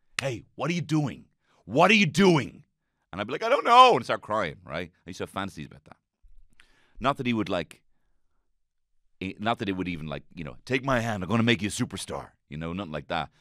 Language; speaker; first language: English; native; English